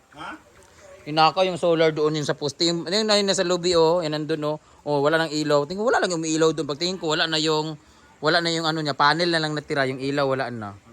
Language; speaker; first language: Filipino; non-native, local second language; Cebuano